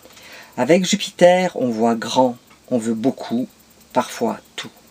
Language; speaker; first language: French; native; French